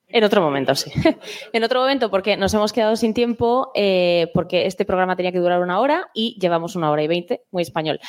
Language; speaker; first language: Spanish; native; Spanish